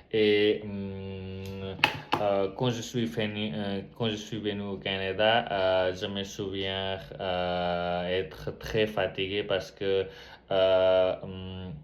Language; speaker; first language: French; non-native, learner; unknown